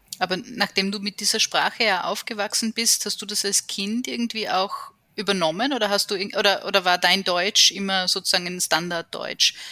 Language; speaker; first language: German; native; German